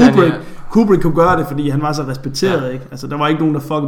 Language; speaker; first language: Danish; native; Danish